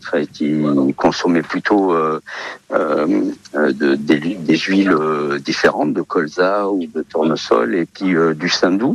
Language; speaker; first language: French; early bilingual, other home language; Portuguese